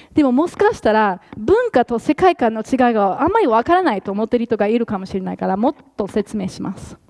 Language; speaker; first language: Japanese; non-native, fluent; English